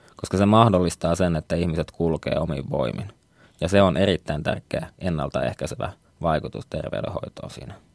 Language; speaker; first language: Finnish; native; Finnish